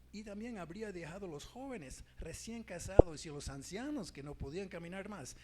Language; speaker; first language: Spanish; non-native, fluent; English